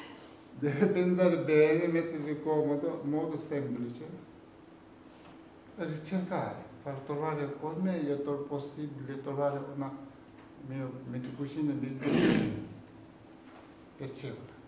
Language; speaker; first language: Italian; non-native, learner; Tibetan